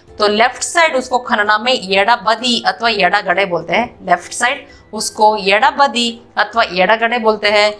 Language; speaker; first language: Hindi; non-native, local second language; Kannada